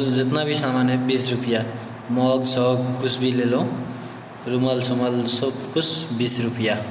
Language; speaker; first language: Hindi; non-native, local second language; Bangla